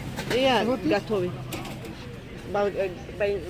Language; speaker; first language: Russian; non-native, learner; Tajik